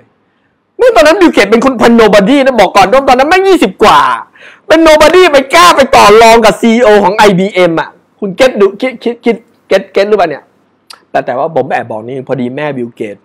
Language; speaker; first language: Thai; native; Thai